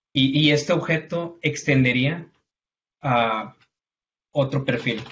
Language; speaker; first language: Spanish; native; Spanish